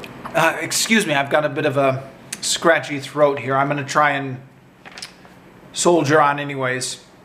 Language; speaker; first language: English; native; English